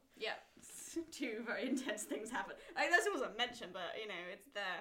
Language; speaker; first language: English; native; English